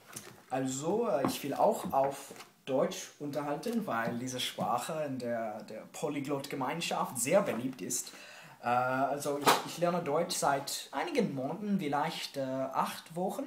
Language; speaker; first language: German; non-native, learner; English